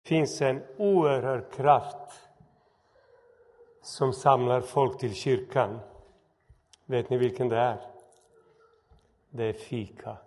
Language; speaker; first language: Swedish; non-native, fluent; Serbian